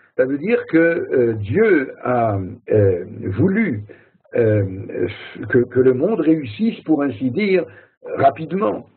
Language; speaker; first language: French; native; French